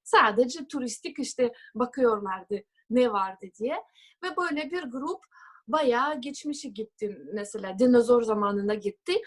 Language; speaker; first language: Turkish; non-native, fluent; Russian